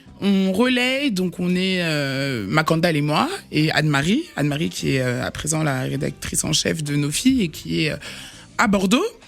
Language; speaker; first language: French; native; French